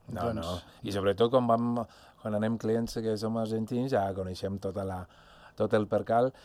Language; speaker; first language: Catalan; non-native, fluent; Spanish